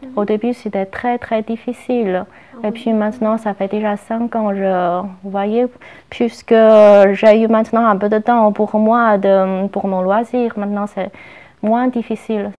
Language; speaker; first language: French; non-native, fluent; Chinese